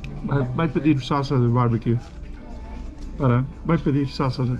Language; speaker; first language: Spanish; non-native, fluent; English